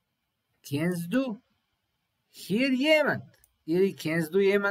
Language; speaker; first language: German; non-native, learner; Serbian